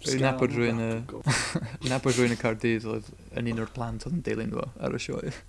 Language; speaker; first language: Welsh; native; Welsh